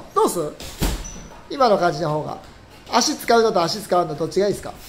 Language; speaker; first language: Japanese; native; Japanese